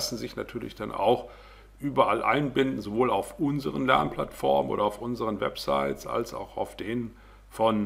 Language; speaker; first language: German; native; German